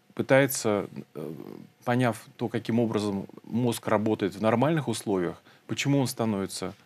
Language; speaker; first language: Russian; native; Russian